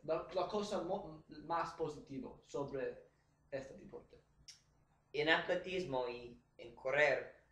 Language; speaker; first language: Spanish; non-native, learner; English